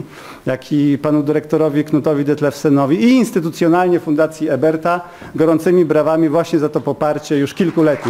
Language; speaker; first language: Polish; native; Polish